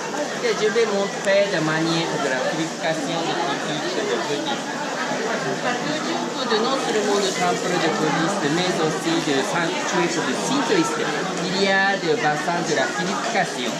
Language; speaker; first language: French; non-native, learner; Japanese